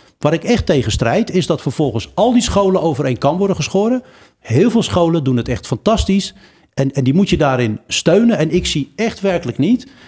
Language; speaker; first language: Dutch; early bilingual, other home language; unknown